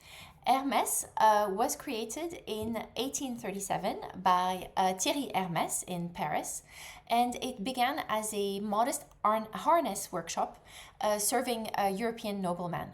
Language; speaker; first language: English; non-native, fluent; French